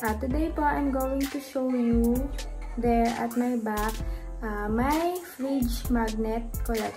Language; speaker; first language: English; non-native, local second language; Filipino